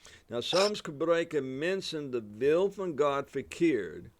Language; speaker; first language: Dutch; non-native, fluent; English